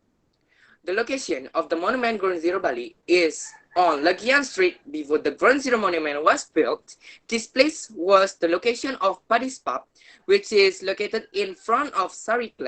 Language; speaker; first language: English; non-native, learner; Indonesian